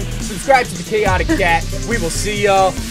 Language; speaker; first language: English; native; English